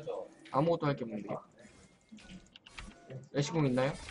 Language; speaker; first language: Korean; native; Korean